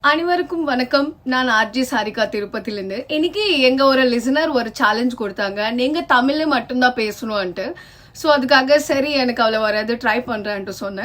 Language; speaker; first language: Tamil; non-native, learner; Telugu